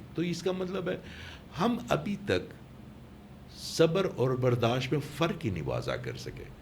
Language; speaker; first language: Urdu; non-native, local second language; Pashto